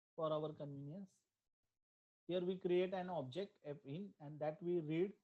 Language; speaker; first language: English; non-native, local second language; Marathi